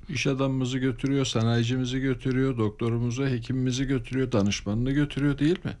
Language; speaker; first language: Turkish; native; Turkish